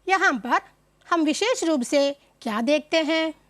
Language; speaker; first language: Hindi; non-native, local second language; Malayalam